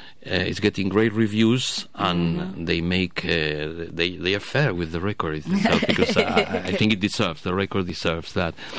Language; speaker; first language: English; non-native, fluent; Basque